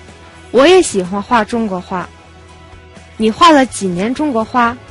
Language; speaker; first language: Chinese; non-native, fluent; Mongolian